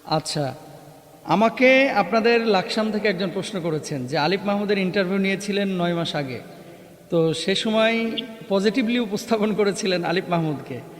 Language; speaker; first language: Bangla; native; Bangla